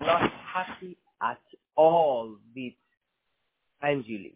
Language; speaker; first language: English; non-native, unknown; Persian